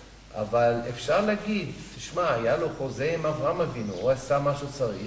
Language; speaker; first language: Hebrew; non-native, fluent; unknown